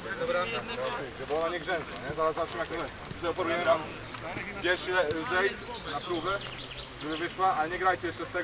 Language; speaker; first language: Polish; native; Polish